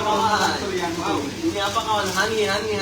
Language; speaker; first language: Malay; non-native, learner; Bangla